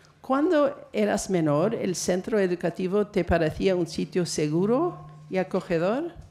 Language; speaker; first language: Spanish; non-native, fluent; English